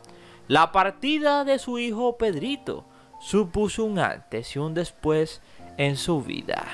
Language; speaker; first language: Spanish; native; Spanish